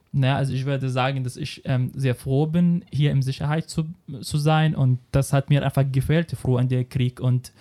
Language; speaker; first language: German; non-native, fluent; Arabic